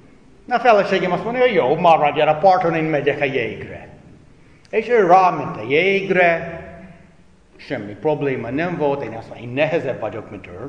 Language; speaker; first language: Hungarian; non-native, fluent; English